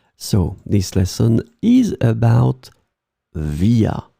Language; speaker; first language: English; non-native, fluent; French